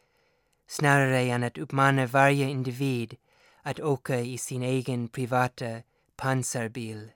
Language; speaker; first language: Swedish; non-native, fluent; English